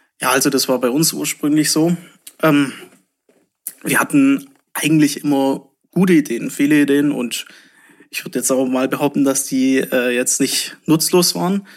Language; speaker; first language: German; native; German